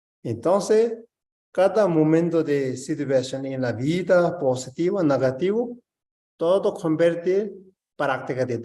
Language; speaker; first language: Spanish; non-native, learner; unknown